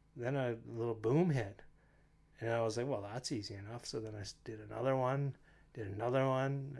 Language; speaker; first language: English; native; English